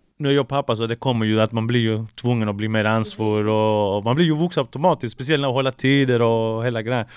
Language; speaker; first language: Swedish; early bilingual, other home language; Spanish